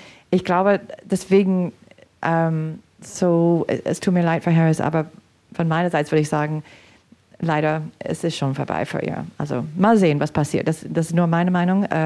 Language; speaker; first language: German; non-native, fluent; English